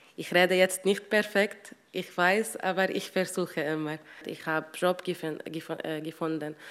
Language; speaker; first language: German; non-native, learner; Arabic